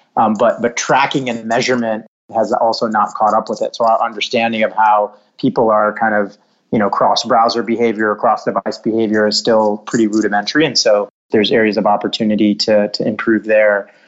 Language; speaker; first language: English; native; English